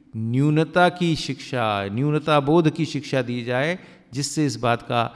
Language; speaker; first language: Hindi; native; Hindi